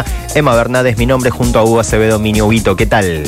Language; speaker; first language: Spanish; native; Spanish